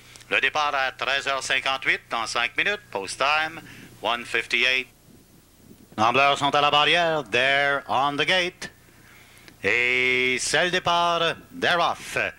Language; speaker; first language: French; native; French